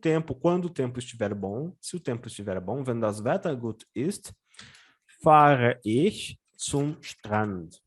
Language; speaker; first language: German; non-native, fluent; Portuguese